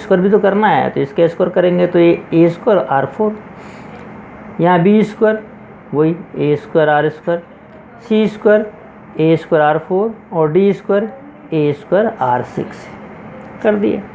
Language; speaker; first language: Hindi; native; Hindi